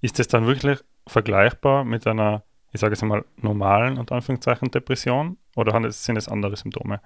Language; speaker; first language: German; native; German